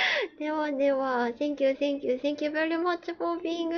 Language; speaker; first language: English; non-native, learner; Japanese